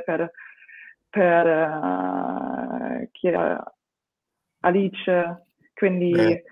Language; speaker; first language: Italian; non-native, fluent; German